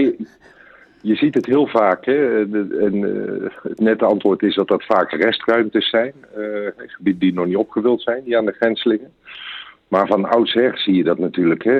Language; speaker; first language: Dutch; native; Dutch